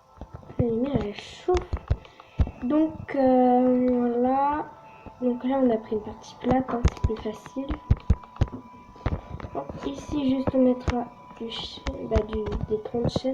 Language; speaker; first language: French; native; French